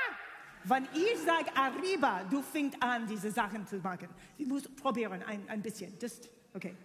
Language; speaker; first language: German; non-native, learner; English